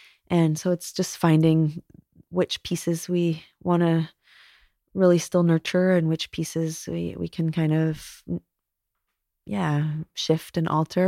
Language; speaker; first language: English; native; English